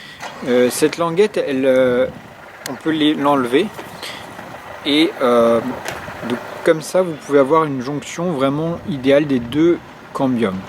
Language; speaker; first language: French; native; French